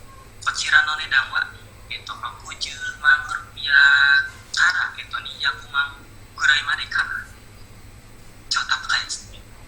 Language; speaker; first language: Japanese; non-native, learner; Indonesian